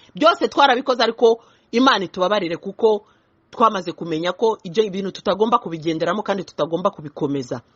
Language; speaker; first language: Kinyarwanda; early bilingual, heritage; Kinyarwanda